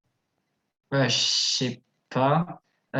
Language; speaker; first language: French; native; French